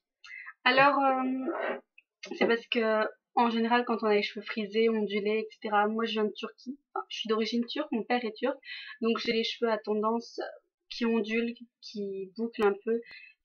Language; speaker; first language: French; native; French